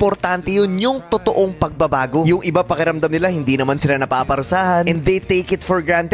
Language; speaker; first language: Filipino; native; Filipino